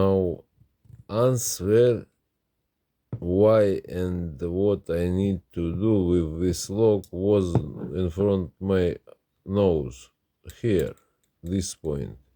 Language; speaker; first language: English; non-native, learner; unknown